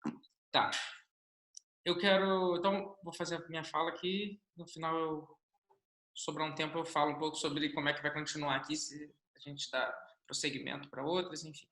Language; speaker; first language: Portuguese; native; Portuguese